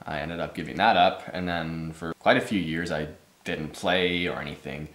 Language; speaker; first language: English; native; English